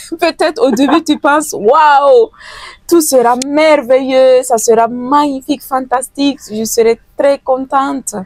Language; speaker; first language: French; native; French